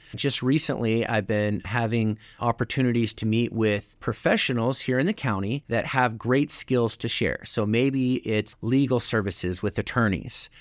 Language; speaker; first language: English; native; English